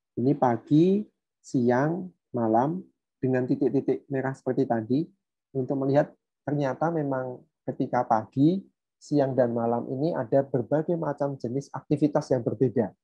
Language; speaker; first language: Indonesian; native; Indonesian